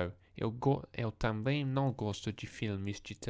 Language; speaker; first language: Portuguese; non-native, learner; English